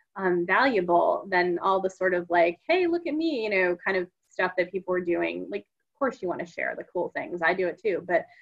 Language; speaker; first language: English; native; English